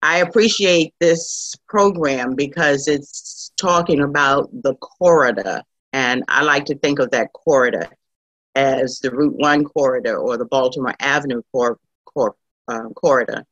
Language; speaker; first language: English; native; English